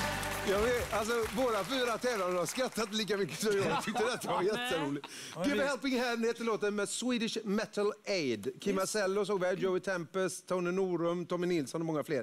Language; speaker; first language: Swedish; native; Swedish